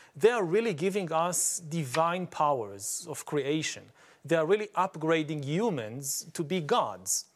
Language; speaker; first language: English; non-native, fluent; Hebrew